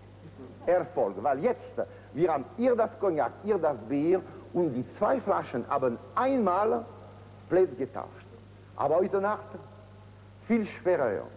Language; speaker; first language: German; non-native, fluent; French